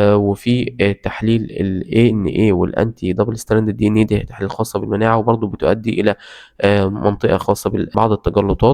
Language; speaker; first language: Arabic; native; Arabic